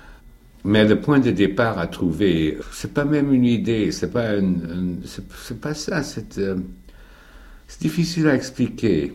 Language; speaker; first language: French; non-native, fluent; German